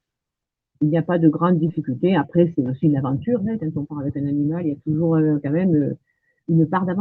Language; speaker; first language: French; native; French